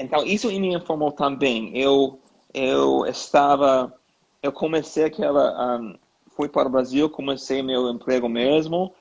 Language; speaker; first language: Portuguese; non-native, learner; English